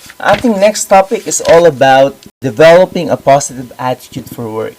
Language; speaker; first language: English; non-native, local second language; Filipino